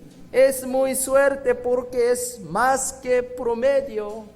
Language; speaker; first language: Spanish; non-native, fluent; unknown